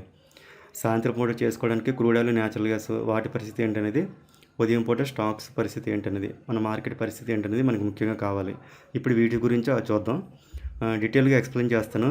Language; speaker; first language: Telugu; native; Telugu